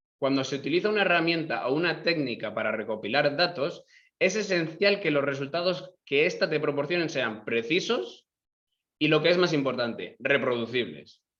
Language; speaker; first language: Spanish; native; Spanish